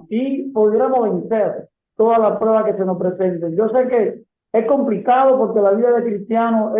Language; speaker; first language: Spanish; native; Spanish